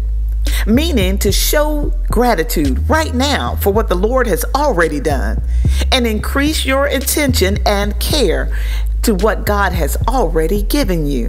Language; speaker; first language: English; native; English